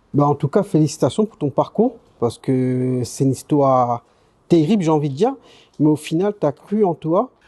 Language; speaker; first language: French; native; French